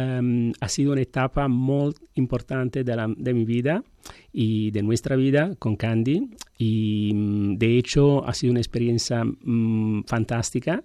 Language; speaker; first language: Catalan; non-native, learner; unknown